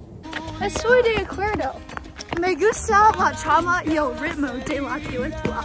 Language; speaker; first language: Spanish; non-native, learner; English